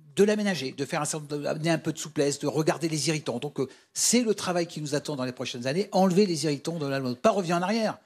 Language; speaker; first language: French; native; French